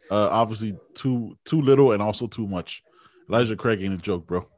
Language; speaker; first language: English; early bilingual, other home language; Spanish